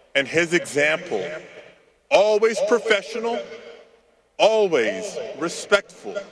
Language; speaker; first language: English; early bilingual, other home language; Spanish